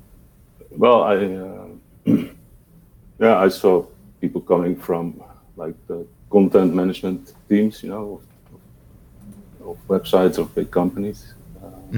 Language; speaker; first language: English; non-native, fluent; Dutch